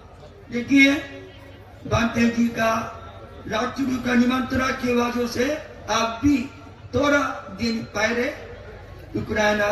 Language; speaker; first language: Hindi; non-native, learner; Japanese